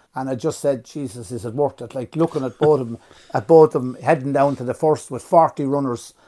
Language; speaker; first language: English; native; English